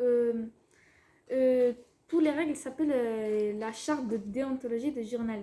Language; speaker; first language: French; non-native, fluent; Spanish